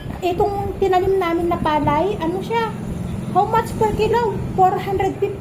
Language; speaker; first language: Filipino; non-native, local second language; Iloko